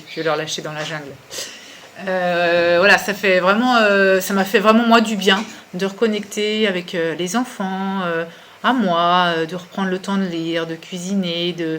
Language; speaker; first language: French; native; French